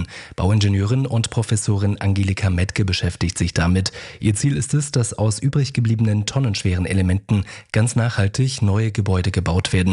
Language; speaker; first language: German; native; German